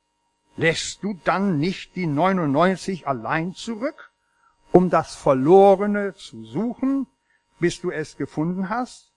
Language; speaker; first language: German; native; German